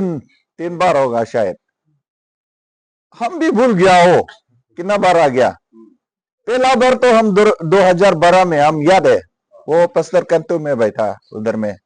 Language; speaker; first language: Hindi; non-native, local second language; Khasi